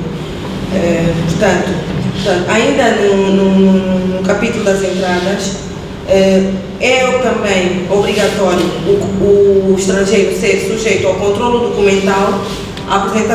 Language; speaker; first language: Portuguese; native; Portuguese